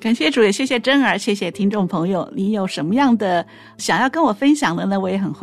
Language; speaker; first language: Chinese; native; Chinese